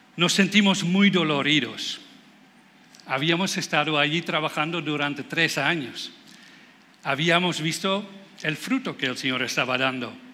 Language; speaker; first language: Spanish; non-native, fluent; Dutch